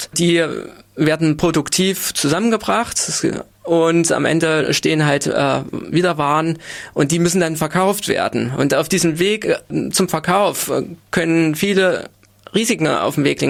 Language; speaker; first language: German; native; German